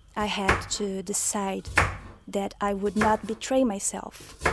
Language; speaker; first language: English; non-native, fluent; Portuguese